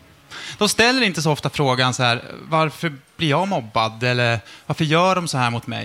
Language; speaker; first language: Swedish; native; Swedish